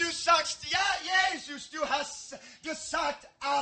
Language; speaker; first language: German; non-native, learner; English